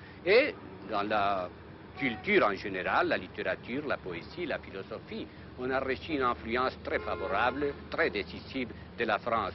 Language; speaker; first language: French; non-native, fluent; Spanish